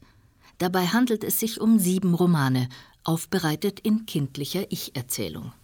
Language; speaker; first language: German; native; German